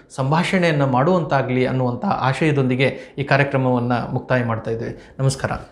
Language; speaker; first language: Kannada; native; Kannada